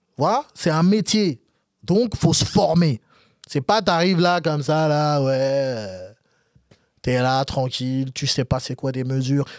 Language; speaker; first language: French; native; French